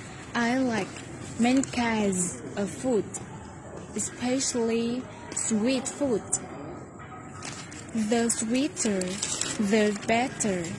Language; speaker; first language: English; non-native, learner; Vietnamese